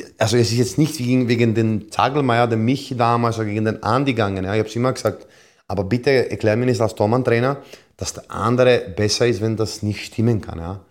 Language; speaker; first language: German; non-native, fluent; Croatian